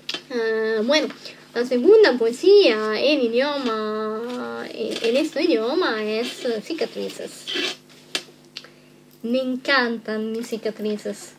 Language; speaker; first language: Spanish; non-native, learner; Italian